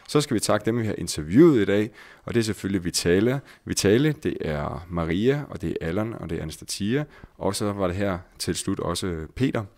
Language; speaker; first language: Danish; native; Danish